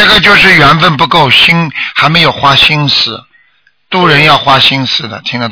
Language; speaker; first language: Chinese; native; Chinese